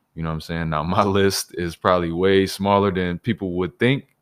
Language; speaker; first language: English; native; English